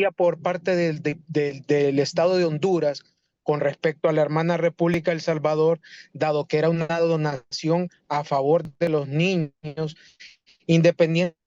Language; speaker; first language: Spanish; native; Spanish